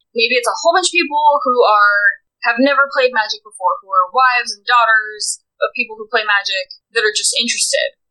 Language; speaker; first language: English; native; English